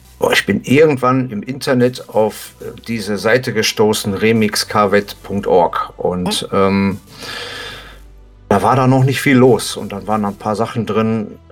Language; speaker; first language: German; native; German